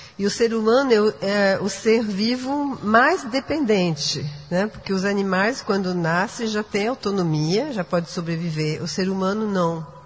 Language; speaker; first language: Portuguese; non-native, fluent; French